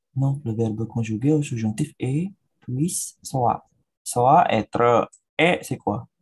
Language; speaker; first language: French; non-native, fluent; Indonesian